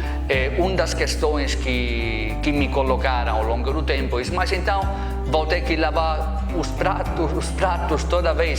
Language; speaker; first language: Portuguese; non-native, fluent; Italian